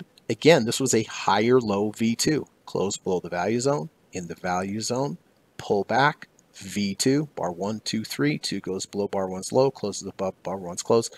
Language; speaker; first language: English; native; English